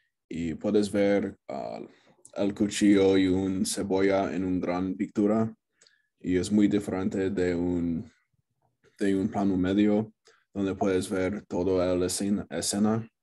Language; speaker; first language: Spanish; non-native, learner; English